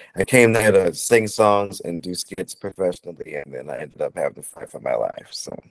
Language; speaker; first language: English; native; English